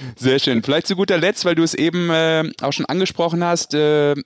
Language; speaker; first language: German; native; German